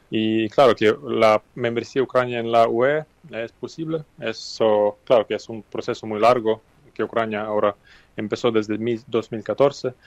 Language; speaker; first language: Spanish; non-native, fluent; Ukrainian